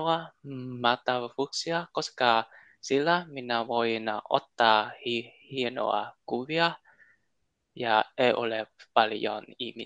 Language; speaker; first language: Finnish; non-native, learner; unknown